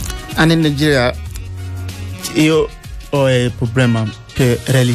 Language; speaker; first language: Italian; non-native, learner; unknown